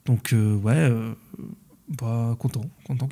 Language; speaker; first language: French; native; French